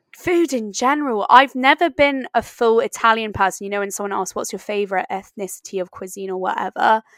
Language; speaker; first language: English; native; English